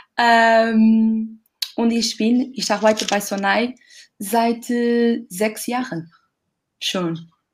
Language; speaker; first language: German; non-native, learner; Portuguese